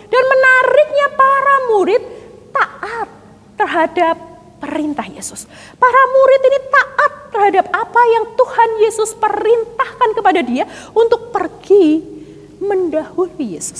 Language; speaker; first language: Indonesian; native; Indonesian